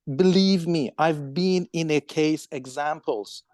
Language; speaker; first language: English; non-native, fluent; Persian